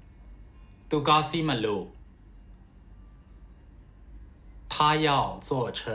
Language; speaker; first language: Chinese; non-native, fluent; Burmese